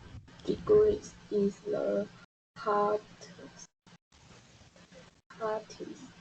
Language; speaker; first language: English; non-native, learner; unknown